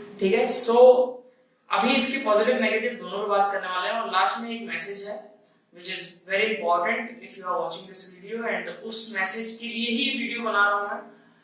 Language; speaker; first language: Hindi; native; Hindi